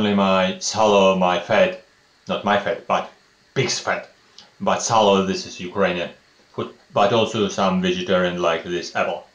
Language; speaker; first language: English; non-native, fluent; Russian